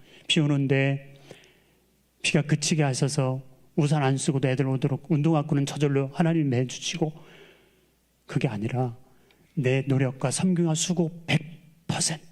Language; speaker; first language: Korean; native; Korean